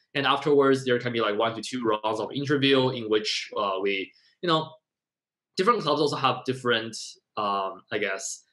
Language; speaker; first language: English; non-native, fluent; Chinese